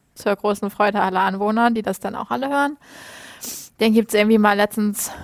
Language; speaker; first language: German; native; German